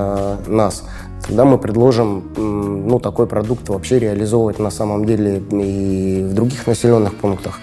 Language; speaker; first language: Russian; native; Russian